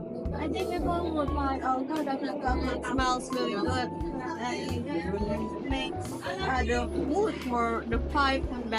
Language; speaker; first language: English; non-native, learner; Indonesian